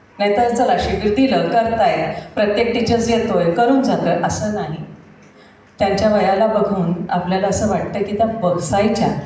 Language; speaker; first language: Marathi; non-native, local second language; Gujarati